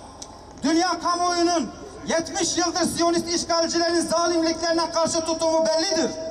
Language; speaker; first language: Turkish; native; Turkish